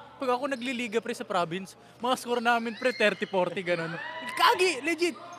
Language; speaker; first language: Filipino; native; Filipino